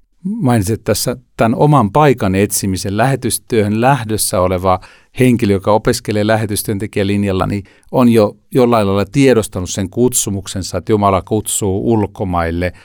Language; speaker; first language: Finnish; native; Finnish